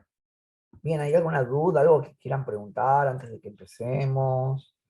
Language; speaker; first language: Spanish; native; Spanish